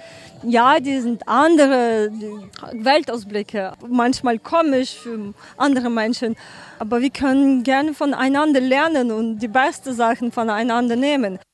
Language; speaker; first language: German; non-native, learner; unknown